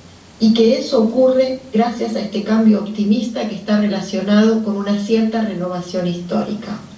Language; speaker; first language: Spanish; native; Spanish